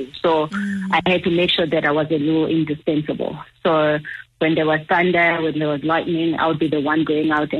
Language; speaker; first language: English; non-native, local second language; Xhosa